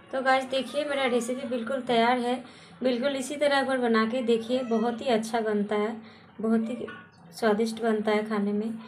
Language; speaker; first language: Hindi; non-native, local second language; Bangla